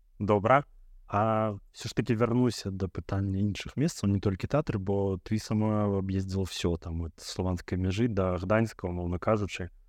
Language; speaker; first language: Belarusian; non-native, local second language; Russian